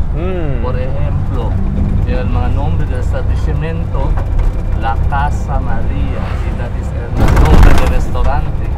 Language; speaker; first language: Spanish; non-native, learner; Chavacano